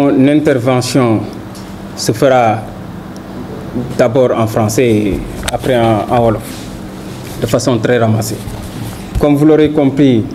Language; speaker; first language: French; non-native, local second language; Wolof